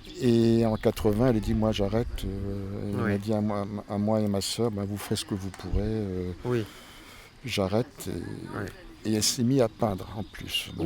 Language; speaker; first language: French; native; French